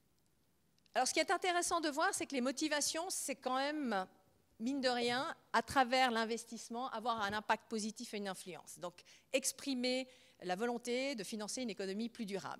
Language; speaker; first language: French; native; French